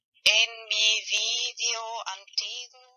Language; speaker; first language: Spanish; non-native, learner; German